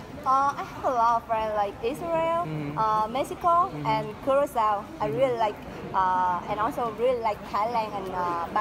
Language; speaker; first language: English; non-native, learner; Vietnamese